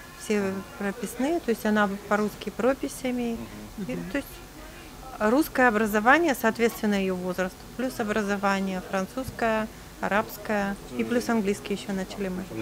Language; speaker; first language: Russian; native; Russian